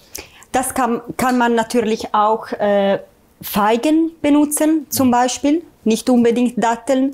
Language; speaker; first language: German; non-native, learner; Italian